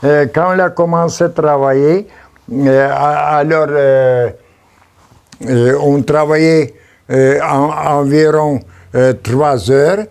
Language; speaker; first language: French; non-native, learner; Polish